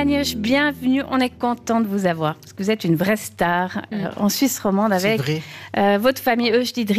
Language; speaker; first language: French; native; French